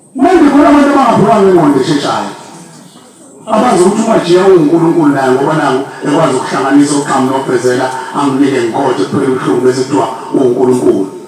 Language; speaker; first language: Zulu; native; Zulu